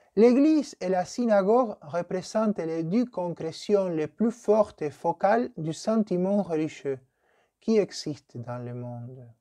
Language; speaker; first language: French; non-native, fluent; Spanish